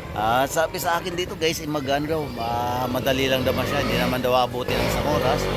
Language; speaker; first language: Filipino; native; Filipino